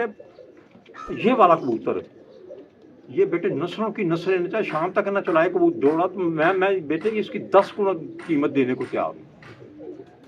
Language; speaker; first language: Hindi; non-native, local second language; Punjabi